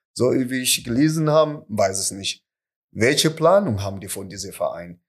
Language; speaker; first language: German; non-native, fluent; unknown